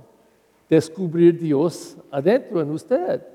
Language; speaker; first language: Spanish; non-native, learner; English